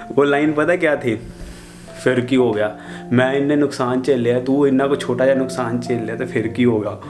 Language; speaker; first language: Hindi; non-native, local second language; Punjabi